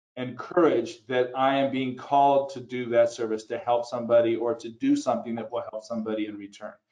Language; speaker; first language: English; native; English